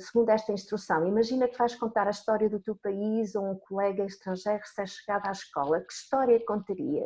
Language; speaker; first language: Portuguese; native; Portuguese